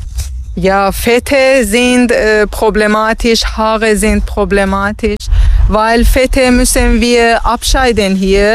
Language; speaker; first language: German; non-native, learner; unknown